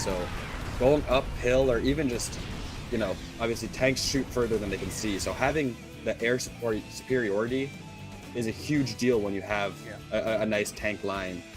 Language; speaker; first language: English; native; English